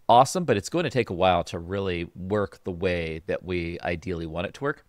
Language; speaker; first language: English; native; English